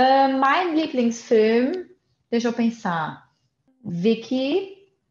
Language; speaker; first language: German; non-native, fluent; Portuguese